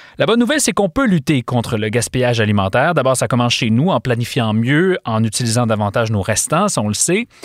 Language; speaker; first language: French; native; French